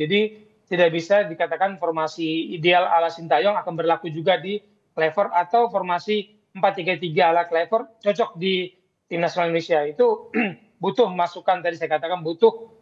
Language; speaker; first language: Indonesian; native; Indonesian